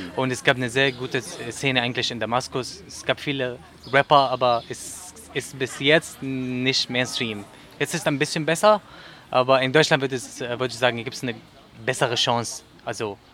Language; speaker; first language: German; non-native, fluent; Arabic